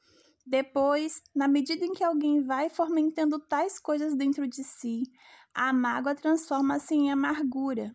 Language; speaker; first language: Portuguese; native; Portuguese